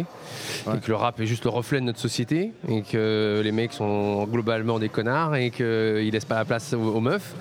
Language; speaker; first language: French; native; French